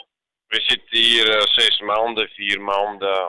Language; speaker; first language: Dutch; non-native, local second language; Bosnian